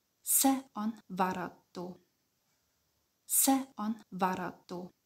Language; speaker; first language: Finnish; non-native, fluent; German